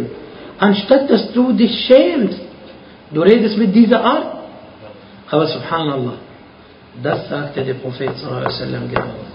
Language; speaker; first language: German; non-native, fluent; Arabic